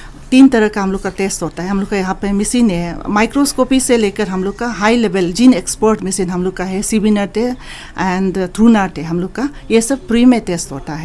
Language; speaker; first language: Hindi; non-native, local second language; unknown